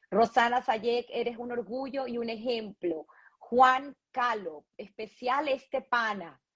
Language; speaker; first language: Spanish; native; Spanish